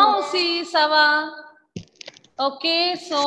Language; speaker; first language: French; non-native, fluent; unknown